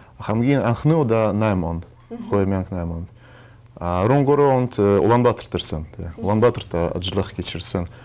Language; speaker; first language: Mongolian; non-native, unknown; Russian